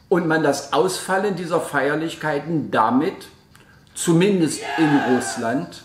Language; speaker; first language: German; native; German